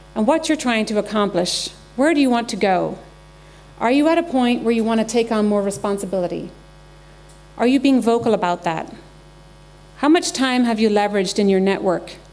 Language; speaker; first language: English; native; English